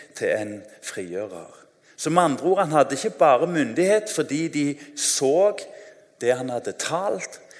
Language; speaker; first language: Norwegian; native; Norwegian